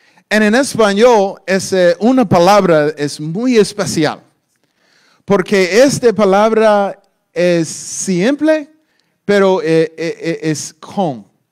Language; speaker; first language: Spanish; non-native, learner; English